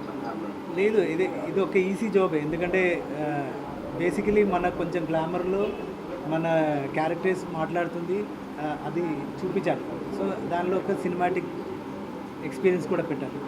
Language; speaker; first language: Telugu; non-native, learner; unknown